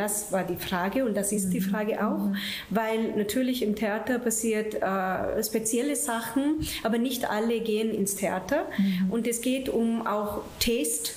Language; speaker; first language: German; non-native, fluent; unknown